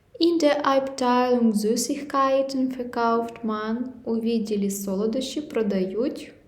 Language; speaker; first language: German; non-native, fluent; Ukrainian